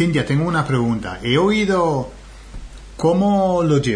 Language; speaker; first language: Spanish; non-native, fluent; English